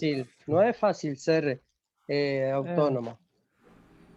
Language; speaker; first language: Portuguese; non-native, fluent; Spanish